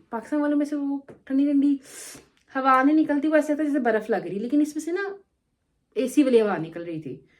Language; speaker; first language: Urdu; non-native, local second language; Punjabi